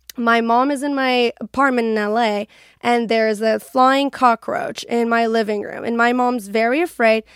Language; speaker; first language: English; non-native, fluent; Persian